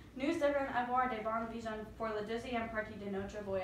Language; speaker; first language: French; non-native, learner; English